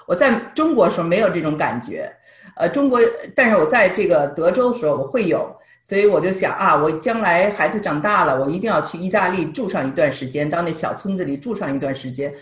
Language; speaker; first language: Chinese; native; Chinese